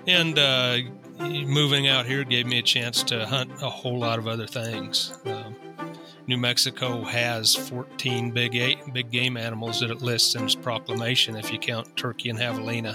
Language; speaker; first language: English; native; English